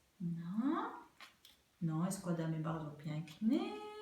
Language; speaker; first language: Polish; non-native, learner; French